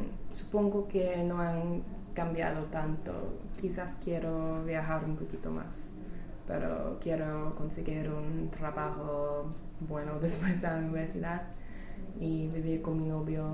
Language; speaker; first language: Spanish; non-native, fluent; English